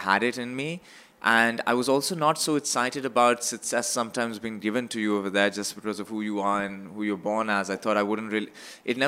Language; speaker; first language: English; non-native, local second language; Urdu